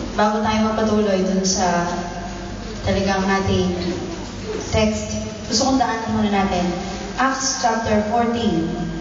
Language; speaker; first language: Filipino; native; Filipino